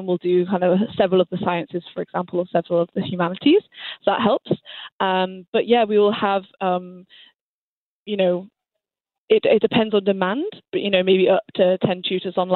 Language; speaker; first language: English; native; English